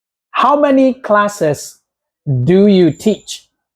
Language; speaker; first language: English; non-native, fluent; Burmese